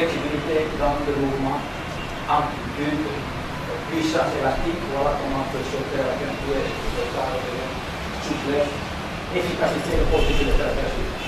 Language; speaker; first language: French; non-native, learner; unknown